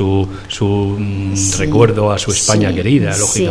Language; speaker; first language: Spanish; native; Spanish